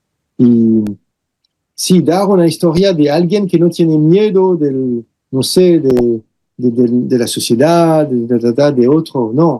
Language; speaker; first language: Spanish; non-native, fluent; French